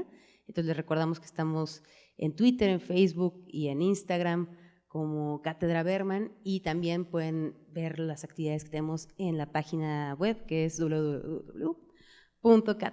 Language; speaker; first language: Spanish; native; Spanish